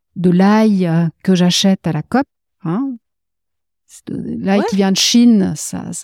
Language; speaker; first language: French; native; French